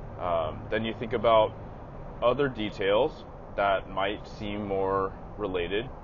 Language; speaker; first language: English; native; English